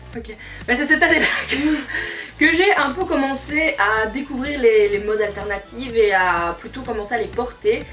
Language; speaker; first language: French; native; French